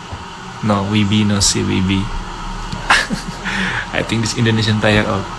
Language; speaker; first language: English; non-native, learner; Indonesian